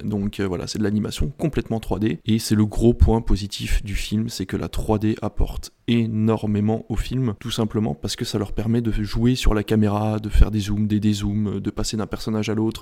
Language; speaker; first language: French; native; French